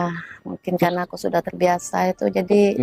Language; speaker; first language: Indonesian; native; Indonesian